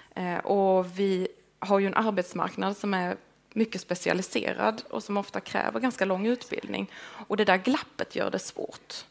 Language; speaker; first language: Swedish; native; Swedish